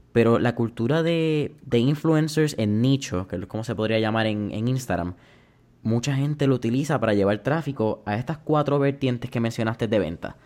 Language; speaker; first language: Spanish; native; Spanish